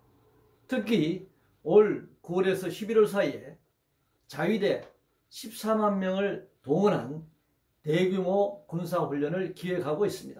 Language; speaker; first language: Korean; native; Korean